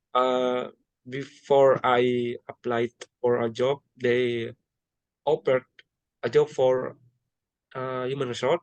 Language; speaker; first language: English; non-native, learner; Indonesian